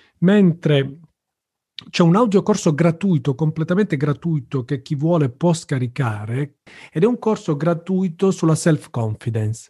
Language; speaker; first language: Italian; native; Italian